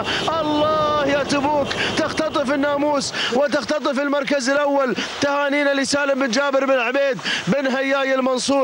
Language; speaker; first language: Arabic; native; Arabic